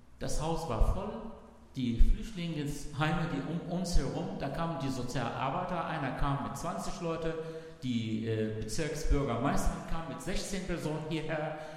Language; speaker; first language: German; non-native, fluent; Arabic